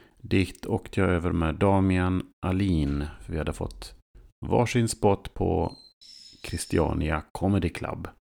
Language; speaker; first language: Swedish; native; Swedish